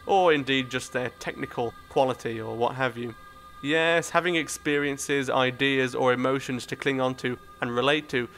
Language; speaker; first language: English; native; English